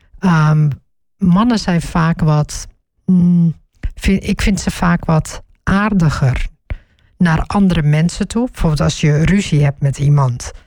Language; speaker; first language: Dutch; early bilingual, other home language; Turkish